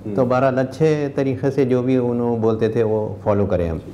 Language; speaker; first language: Hindi; non-native, local second language; Urdu